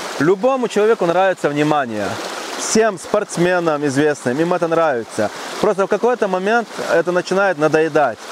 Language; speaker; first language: Russian; non-native, local second language; Chechen